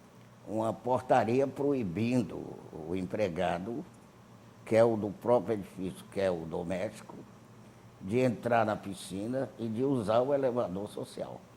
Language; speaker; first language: Portuguese; native; Portuguese